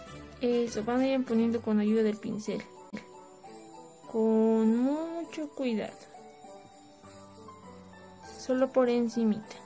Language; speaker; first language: Spanish; native; Spanish